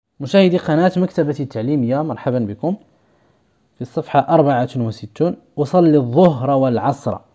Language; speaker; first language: Arabic; native; Arabic